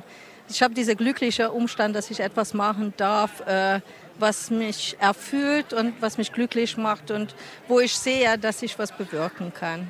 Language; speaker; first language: German; non-native, fluent; Hungarian